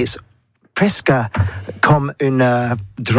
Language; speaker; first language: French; non-native, learner; English